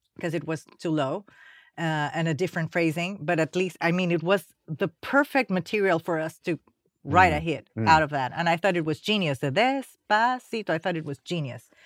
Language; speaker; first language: English; non-native, fluent; Spanish